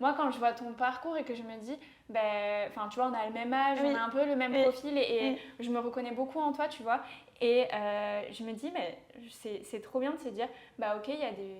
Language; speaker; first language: French; native; French